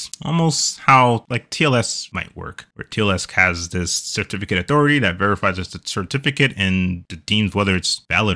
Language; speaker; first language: English; native; English